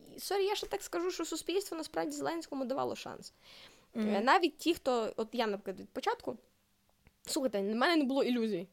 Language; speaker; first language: Ukrainian; native; Ukrainian